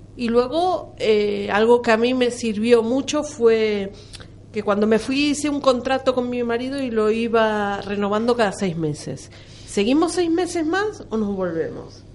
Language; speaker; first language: Spanish; native; Spanish